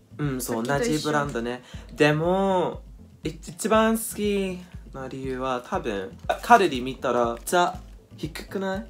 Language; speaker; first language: Japanese; non-native, learner; English